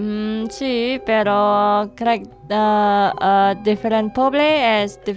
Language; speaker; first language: Catalan; non-native, learner; Indonesian